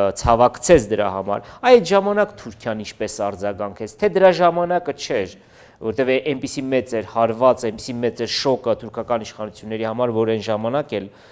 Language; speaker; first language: Armenian; native; Armenian